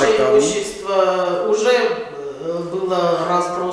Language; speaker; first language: Russian; non-native, fluent; Armenian